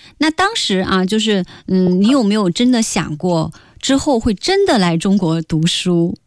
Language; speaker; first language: Chinese; native; Chinese